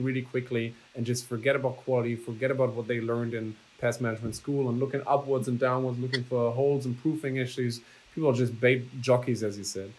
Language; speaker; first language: English; non-native, fluent; German